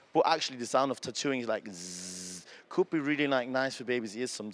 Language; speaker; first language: English; non-native, fluent; German